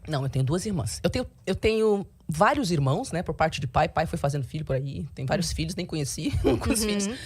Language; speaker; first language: Portuguese; early bilingual, heritage; Portuguese